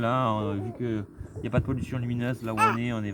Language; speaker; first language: French; native; French